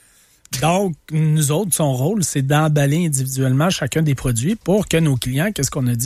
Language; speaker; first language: French; native; French